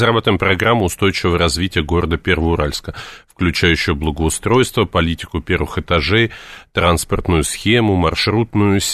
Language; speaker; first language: Russian; native; Russian